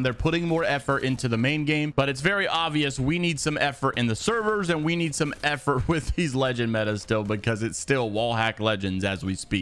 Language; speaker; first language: English; native; English